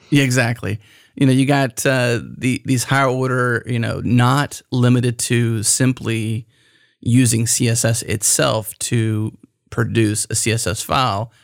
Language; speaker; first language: English; native; English